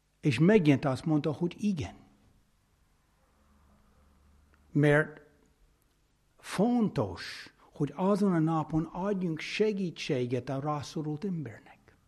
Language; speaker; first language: Hungarian; non-native, fluent; English